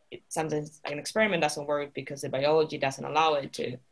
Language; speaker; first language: English; non-native, fluent; Spanish